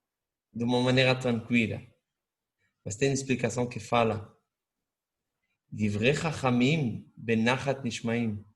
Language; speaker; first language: Portuguese; non-native, fluent; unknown